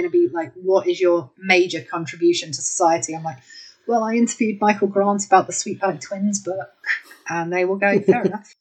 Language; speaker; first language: English; native; English